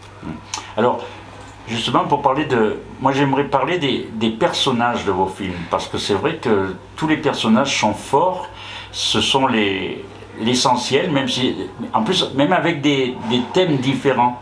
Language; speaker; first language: French; native; French